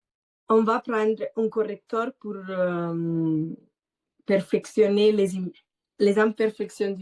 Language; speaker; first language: French; non-native, learner; Italian